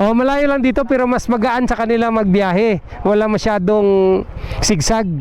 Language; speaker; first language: Filipino; non-native, local second language; Aklanon